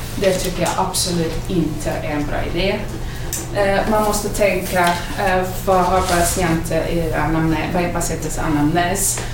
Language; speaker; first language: Swedish; non-native, fluent; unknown